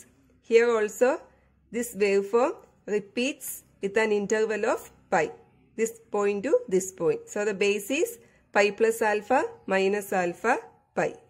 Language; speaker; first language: English; non-native, local second language; Malayalam